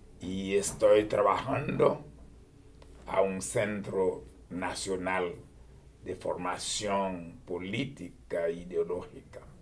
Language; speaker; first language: Spanish; non-native, fluent; Haitian Creole